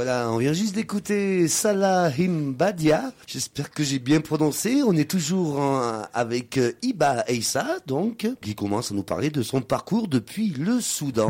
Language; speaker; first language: French; native; French